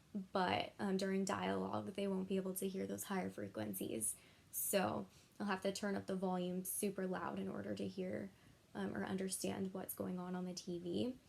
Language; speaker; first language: English; native; English